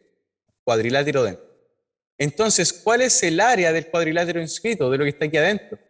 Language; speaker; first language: Spanish; native; Spanish